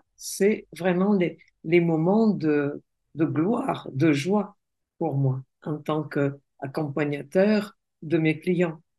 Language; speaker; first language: French; non-native, fluent; Russian